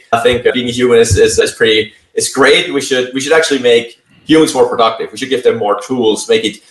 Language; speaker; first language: English; non-native, fluent; Swiss German